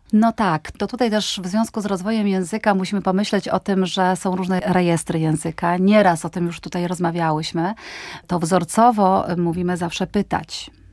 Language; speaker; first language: Polish; native; Polish